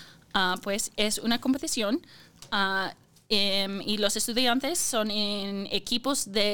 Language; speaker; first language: Spanish; non-native, fluent; English